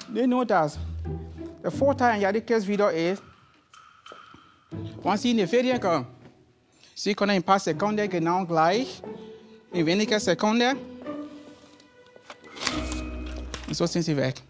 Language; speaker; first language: German; non-native, learner; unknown